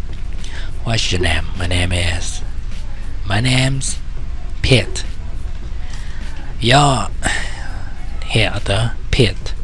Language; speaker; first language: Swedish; non-native, learner; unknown